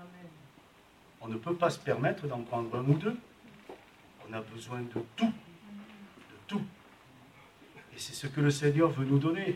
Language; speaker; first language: French; native; French